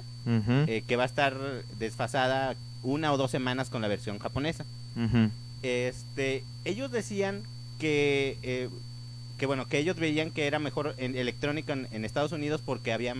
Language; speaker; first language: Spanish; native; Spanish